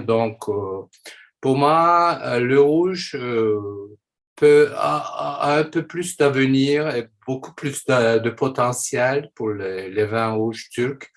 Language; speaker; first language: French; non-native, fluent; Turkish